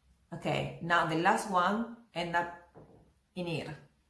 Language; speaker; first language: Spanish; native; Spanish